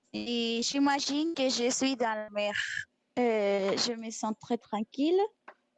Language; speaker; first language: French; non-native, learner; Spanish